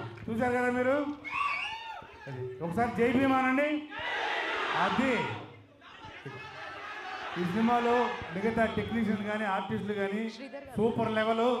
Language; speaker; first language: Telugu; native; Telugu